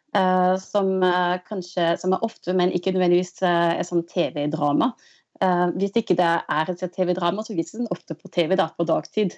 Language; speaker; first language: Norwegian; non-native, fluent; French